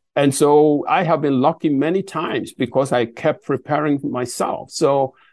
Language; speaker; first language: English; non-native, local second language; Akan